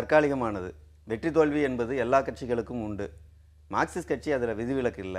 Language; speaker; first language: Tamil; native; Tamil